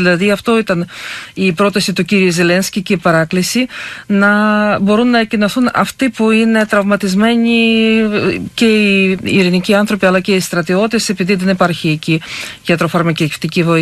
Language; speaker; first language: Greek; non-native, fluent; Ukrainian